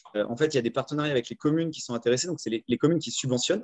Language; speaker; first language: French; native; French